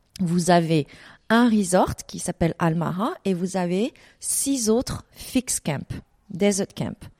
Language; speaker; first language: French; early bilingual, other home language; Vietnamese